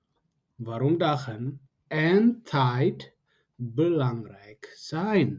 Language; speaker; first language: Dutch; non-native, fluent; Tigrinya